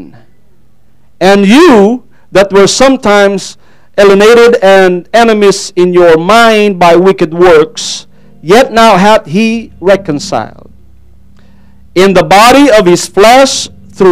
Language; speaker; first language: English; non-native, local second language; Filipino